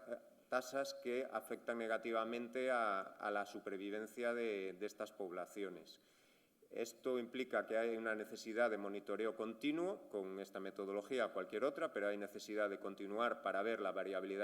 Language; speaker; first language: Spanish; native; Spanish